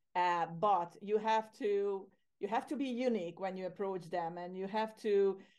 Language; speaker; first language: English; non-native, fluent; Hungarian